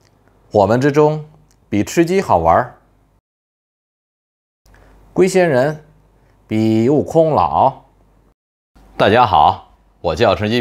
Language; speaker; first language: Chinese; non-native, fluent; Indonesian